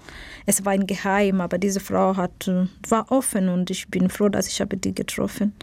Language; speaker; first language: German; non-native, learner; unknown